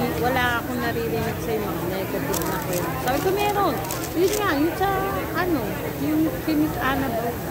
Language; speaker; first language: Filipino; native; Filipino